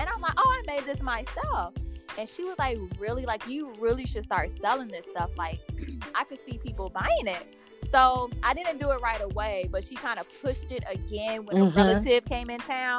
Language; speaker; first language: English; native; English